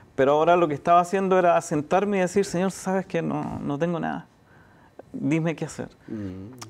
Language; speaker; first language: Spanish; native; Spanish